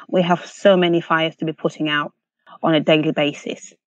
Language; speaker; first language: English; non-native, local second language; Nyanja